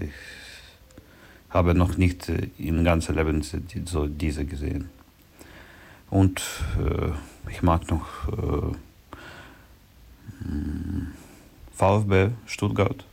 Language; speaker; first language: German; non-native, learner; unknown